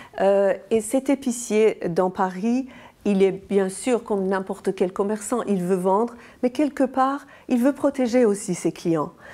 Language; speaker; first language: French; non-native, fluent; Persian